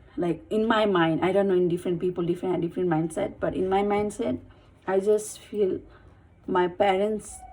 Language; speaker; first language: English; non-native, learner; Nepali